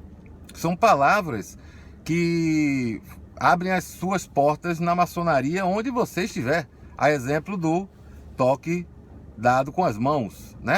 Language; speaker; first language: Portuguese; native; Portuguese